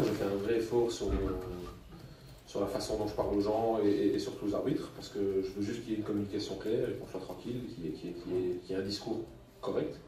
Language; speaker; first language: French; native; French